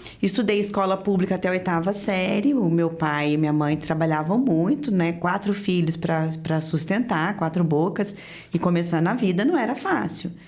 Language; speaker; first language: Portuguese; native; Portuguese